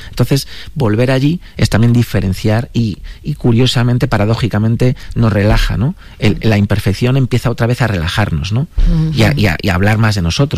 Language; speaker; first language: Spanish; native; Spanish